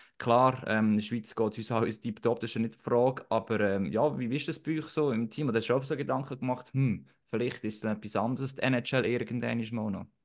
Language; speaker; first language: German; native; German